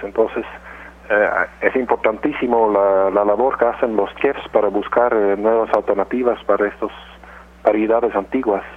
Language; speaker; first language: Spanish; non-native, fluent; Dutch